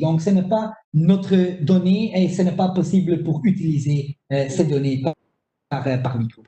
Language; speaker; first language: French; non-native, local second language; Dutch